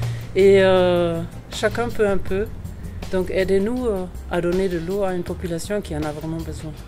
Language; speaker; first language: French; non-native, fluent; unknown